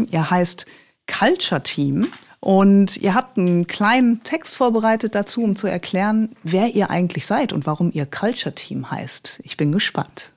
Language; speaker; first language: German; native; German